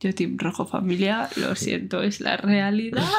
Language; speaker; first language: Spanish; native; Spanish